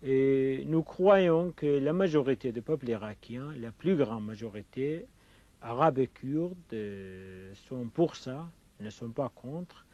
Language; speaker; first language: French; non-native, fluent; Kurdish